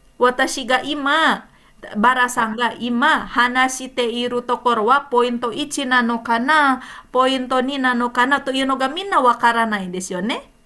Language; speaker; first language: Japanese; non-native, fluent; Indonesian